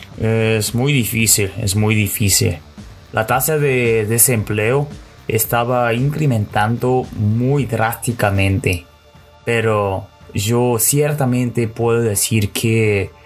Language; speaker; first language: Spanish; non-native, learner; Korean